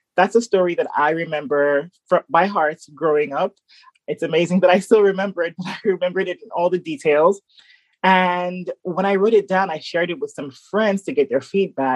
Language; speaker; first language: English; native; English